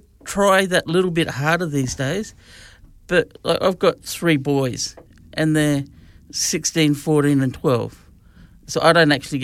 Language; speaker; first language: English; native; English